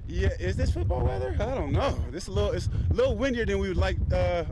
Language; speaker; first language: English; native; English